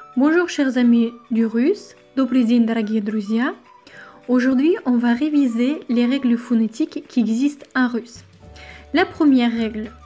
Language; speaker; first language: French; non-native, fluent; Russian